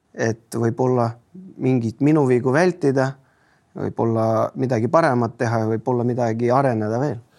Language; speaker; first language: Estonian; non-native, local second language; Russian